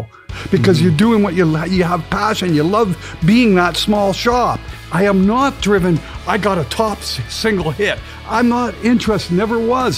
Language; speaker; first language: English; native; English